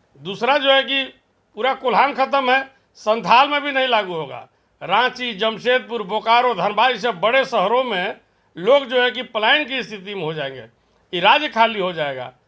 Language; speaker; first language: Hindi; native; Hindi